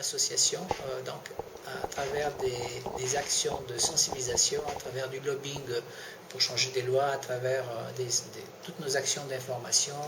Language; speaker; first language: French; non-native, fluent; Bulgarian